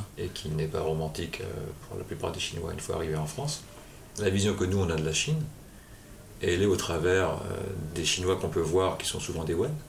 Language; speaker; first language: French; native; French